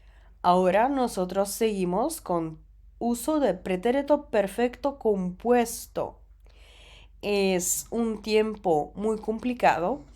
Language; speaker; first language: Spanish; non-native, fluent; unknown